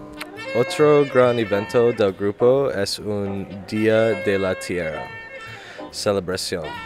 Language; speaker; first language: Spanish; non-native, learner; English